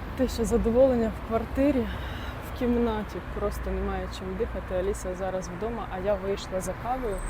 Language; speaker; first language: Ukrainian; non-native, local second language; Russian